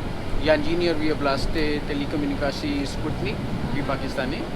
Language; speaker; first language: Russian; non-native, learner; Urdu